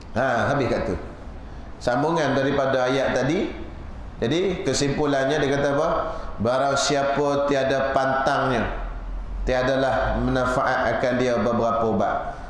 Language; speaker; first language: Malay; native; Malay